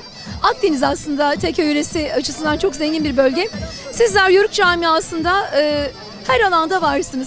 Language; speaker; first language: Turkish; native; Turkish